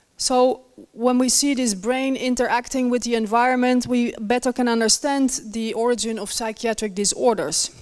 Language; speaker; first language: English; non-native, fluent; Dutch